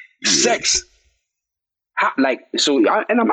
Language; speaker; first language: English; non-native, local second language; Akan